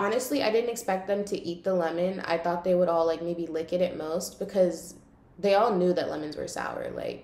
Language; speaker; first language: English; native; English